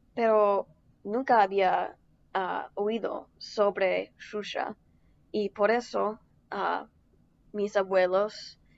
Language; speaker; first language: Spanish; non-native, learner; English